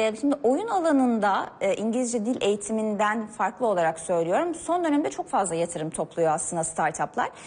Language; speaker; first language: Turkish; native; Turkish